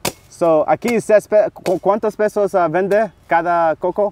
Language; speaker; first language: Spanish; non-native, learner; English